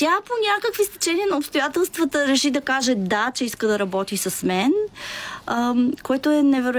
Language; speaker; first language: Bulgarian; native; Bulgarian